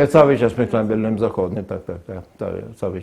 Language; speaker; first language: Polish; non-native, fluent; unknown